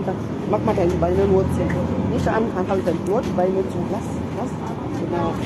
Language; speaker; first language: German; non-native, fluent; French